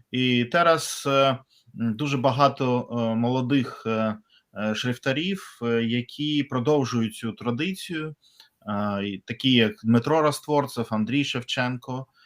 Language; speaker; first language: Ukrainian; non-native, fluent; Russian